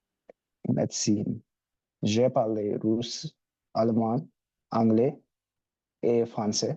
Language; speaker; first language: French; non-native, learner; Hindi